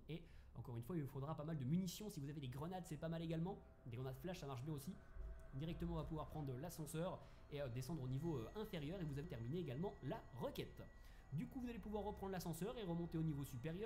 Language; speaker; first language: French; native; French